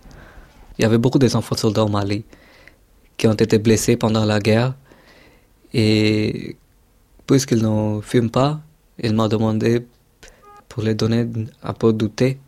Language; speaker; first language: French; non-native, fluent; Bangla